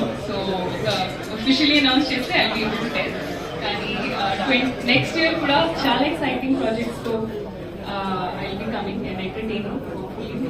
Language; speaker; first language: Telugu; non-native, local second language; Hindi